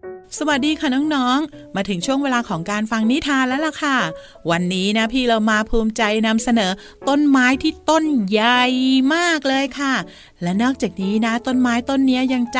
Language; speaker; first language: Thai; native; Thai